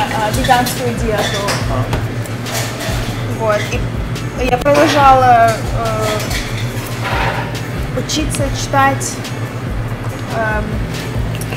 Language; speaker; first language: Russian; early bilingual, other home language; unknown